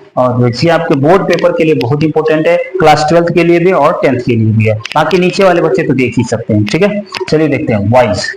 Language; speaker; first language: Hindi; native; Hindi